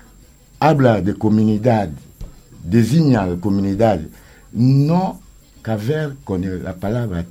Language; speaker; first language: Spanish; non-native, learner; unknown